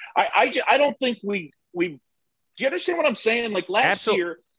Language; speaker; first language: English; native; English